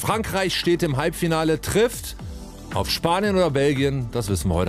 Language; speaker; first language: German; native; German